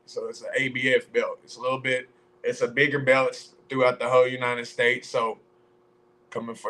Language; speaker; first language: English; native; English